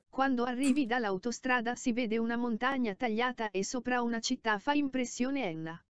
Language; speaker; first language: Italian; native; Italian